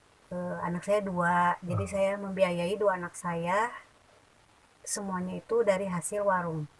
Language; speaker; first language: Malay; non-native, local second language; Sundanese